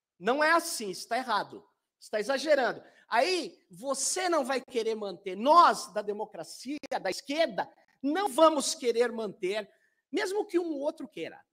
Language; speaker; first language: Portuguese; native; Portuguese